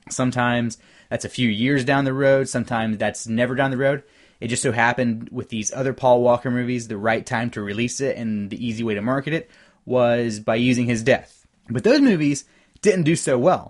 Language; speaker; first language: English; native; English